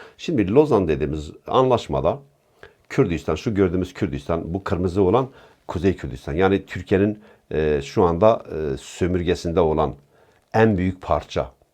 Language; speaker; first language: Turkish; non-native, local second language; Kurdish